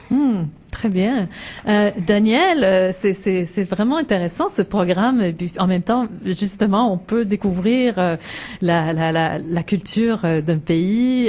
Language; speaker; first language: French; native; French